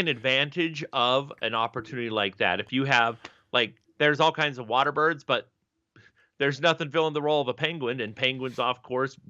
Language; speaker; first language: English; native; English